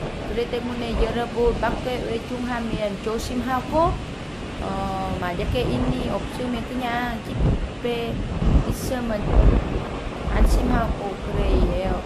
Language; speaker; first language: Korean; non-native, learner; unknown